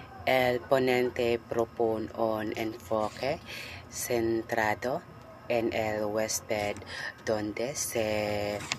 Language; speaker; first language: Spanish; non-native, learner; Cebuano